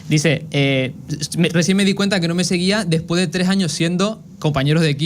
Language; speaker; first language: Spanish; native; Spanish